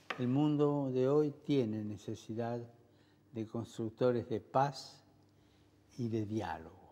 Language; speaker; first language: Spanish; native; Spanish